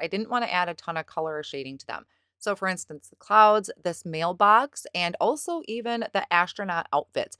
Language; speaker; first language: English; native; English